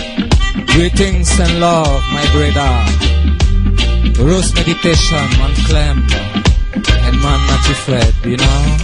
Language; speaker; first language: English; non-native, learner; French